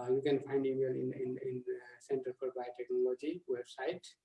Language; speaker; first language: English; non-native, local second language; Nepali